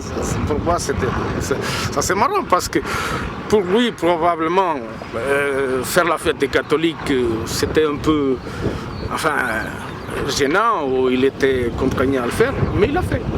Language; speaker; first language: French; non-native, fluent; Portuguese